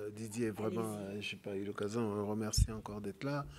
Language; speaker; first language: French; native; French